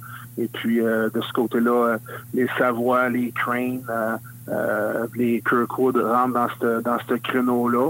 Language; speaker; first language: French; native; French